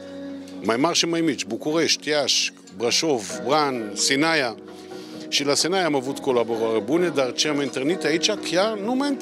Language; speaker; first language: Romanian; non-native, fluent; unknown